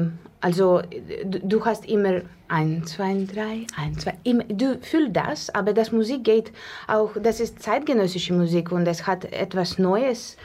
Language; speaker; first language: German; non-native, fluent; Russian